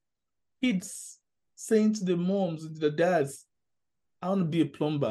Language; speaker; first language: English; non-native, local second language; Yoruba